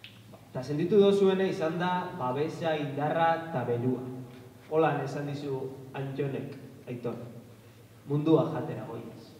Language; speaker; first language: Basque; native; Basque